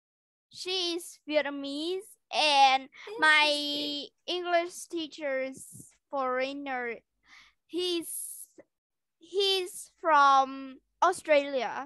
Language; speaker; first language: English; non-native, learner; Vietnamese